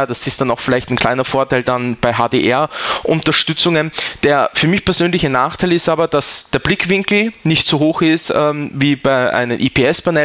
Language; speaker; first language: German; native; German